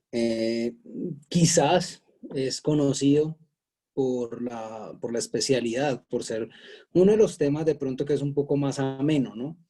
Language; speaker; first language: Spanish; native; Spanish